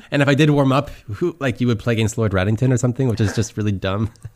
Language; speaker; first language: English; native; English